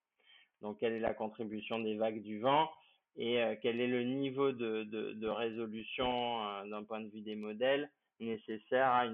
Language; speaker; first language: French; native; French